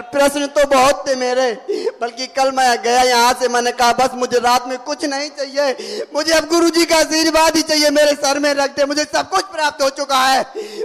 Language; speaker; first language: Hindi; native; Hindi